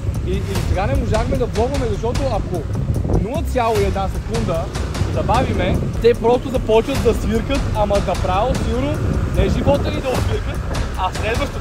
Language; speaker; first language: Bulgarian; native; Bulgarian